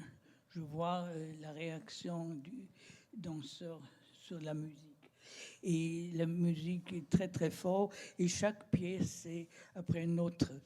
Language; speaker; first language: French; non-native, learner; German